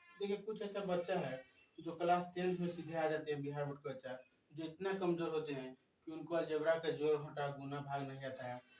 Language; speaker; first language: Hindi; native; Hindi